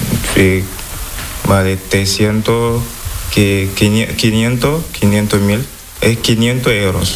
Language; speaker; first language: Spanish; non-native, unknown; Wolof